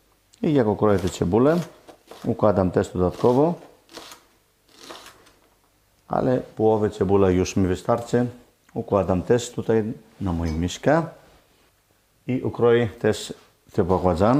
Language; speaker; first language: Polish; non-native, fluent; Greek